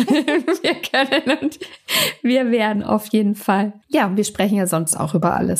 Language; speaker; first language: German; native; German